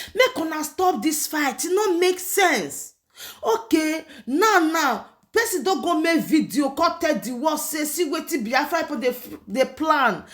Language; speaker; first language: Nigerian Pidgin; non-native, local second language; Igbo